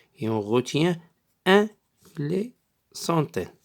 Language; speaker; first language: French; non-native, local second language; Arabic